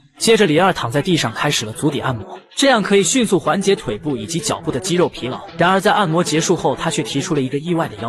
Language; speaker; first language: Chinese; native; Chinese